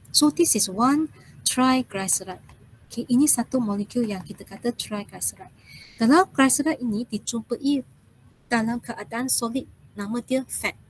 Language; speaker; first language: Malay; non-native, local second language; Chinese